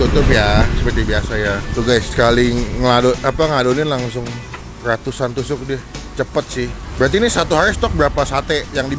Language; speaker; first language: Indonesian; native; Indonesian